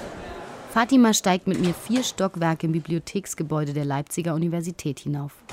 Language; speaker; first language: German; native; German